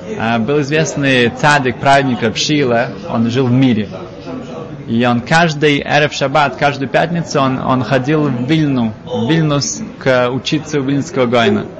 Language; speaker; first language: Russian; early bilingual, heritage; Russian